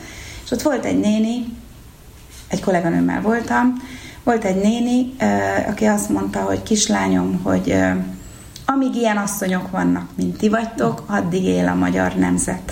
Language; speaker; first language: Hungarian; native; Hungarian